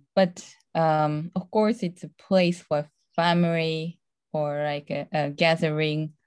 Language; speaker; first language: English; non-native, fluent; Japanese